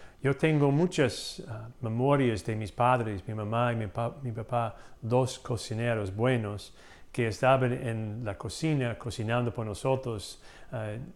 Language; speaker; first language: Spanish; non-native, fluent; English